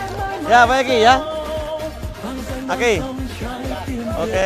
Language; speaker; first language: Portuguese; non-native, learner; Vietnamese